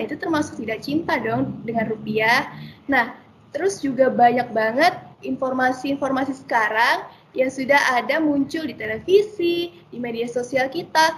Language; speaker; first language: Indonesian; native; Indonesian